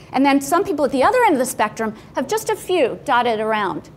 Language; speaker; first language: English; native; English